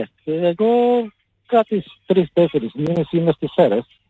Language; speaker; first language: Greek; non-native, fluent; Bulgarian